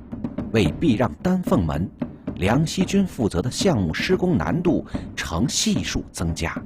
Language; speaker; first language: Chinese; native; Chinese